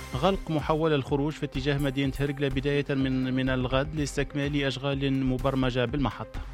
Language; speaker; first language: Arabic; native; Arabic